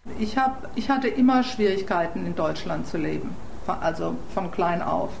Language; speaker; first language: German; native; German